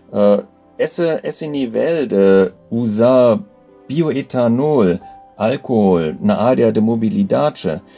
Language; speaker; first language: Portuguese; non-native, learner; German